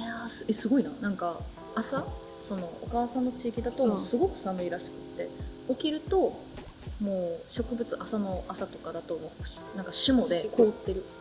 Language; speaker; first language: Japanese; early bilingual, other home language; Portuguese